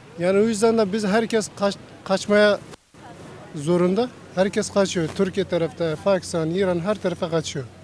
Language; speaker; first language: Turkish; non-native, learner; Persian